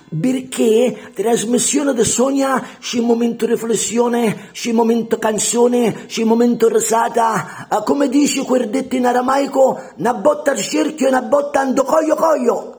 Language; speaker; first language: Italian; native; Italian